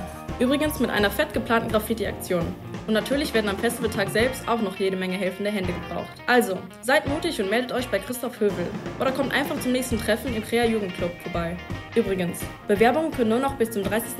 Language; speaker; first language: German; native; German